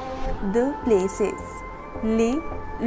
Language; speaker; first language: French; non-native, fluent; Hindi